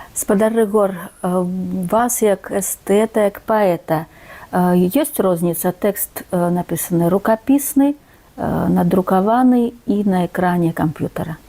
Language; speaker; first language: Belarusian; native; Belarusian